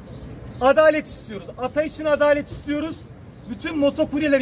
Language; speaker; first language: Turkish; native; Turkish